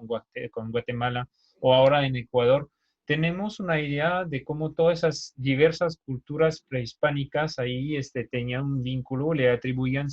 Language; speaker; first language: Spanish; native; Spanish